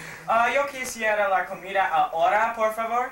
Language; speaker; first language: Spanish; non-native, learner; English